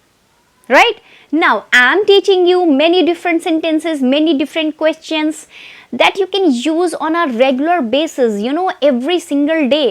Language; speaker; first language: English; non-native, fluent; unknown